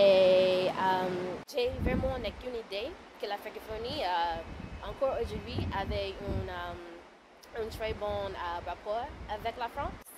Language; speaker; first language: French; non-native, learner; English